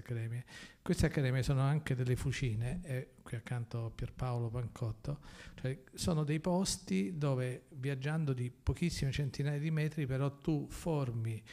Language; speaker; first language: Italian; native; Italian